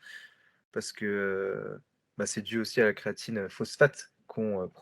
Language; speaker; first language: French; native; French